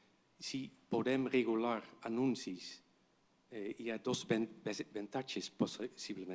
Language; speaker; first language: Catalan; non-native, fluent; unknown